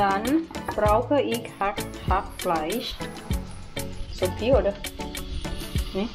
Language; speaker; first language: German; non-native, learner; Thai